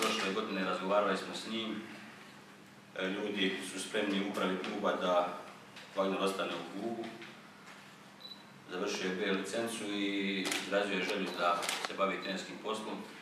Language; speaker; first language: Croatian; native; Croatian